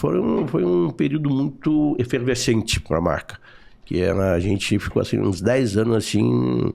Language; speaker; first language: Portuguese; native; Portuguese